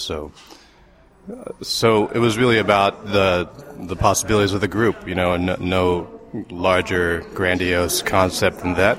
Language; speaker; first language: English; native; English